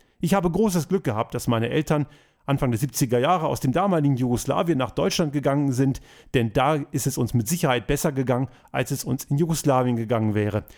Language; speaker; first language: German; early bilingual, other home language; Croatian